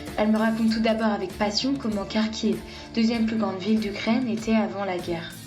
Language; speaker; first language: French; native; French